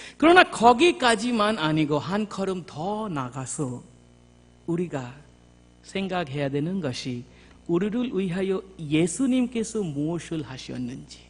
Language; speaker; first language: Korean; non-native, fluent; Bangla